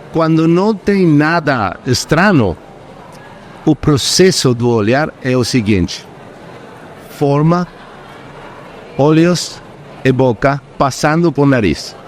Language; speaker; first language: Portuguese; non-native, fluent; Spanish